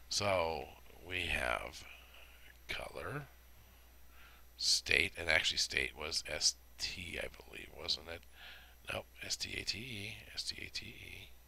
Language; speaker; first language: English; native; English